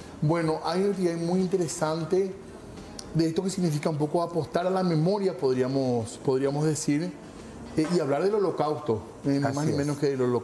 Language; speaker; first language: Spanish; native; Spanish